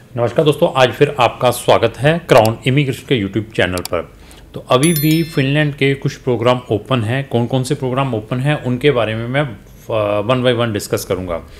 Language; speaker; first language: Hindi; native; Hindi